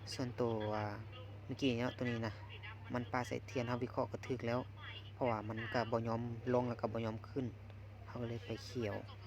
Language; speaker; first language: Thai; native; Thai